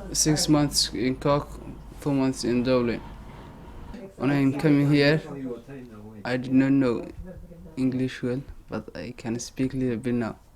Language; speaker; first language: English; non-native, learner; Somali